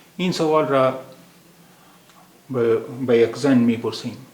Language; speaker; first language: Persian; non-native, fluent; Urdu